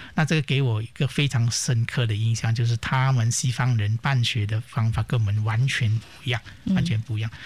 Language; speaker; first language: Chinese; native; Chinese